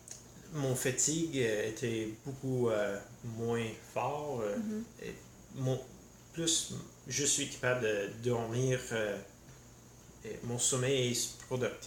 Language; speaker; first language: French; non-native, learner; English